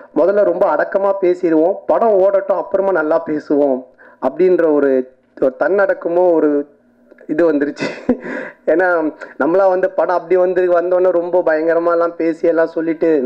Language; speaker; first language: Tamil; native; Tamil